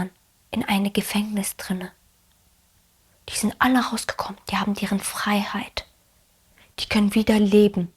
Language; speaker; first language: German; early bilingual, other home language; Arabic